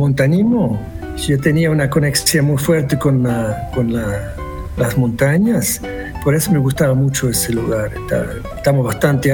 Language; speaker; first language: Spanish; non-native, fluent; Swiss German